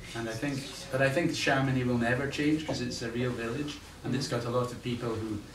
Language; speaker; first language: English; native; English